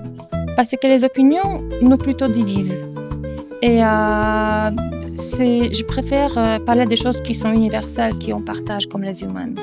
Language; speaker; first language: French; non-native, fluent; Polish